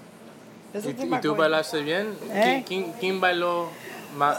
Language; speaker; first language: Spanish; early bilingual, heritage; Spanish